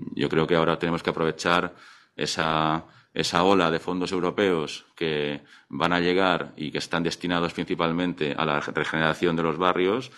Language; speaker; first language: Spanish; non-native, local second language; Catalan